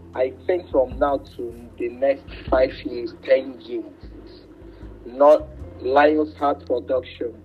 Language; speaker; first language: English; non-native, local second language; Igbo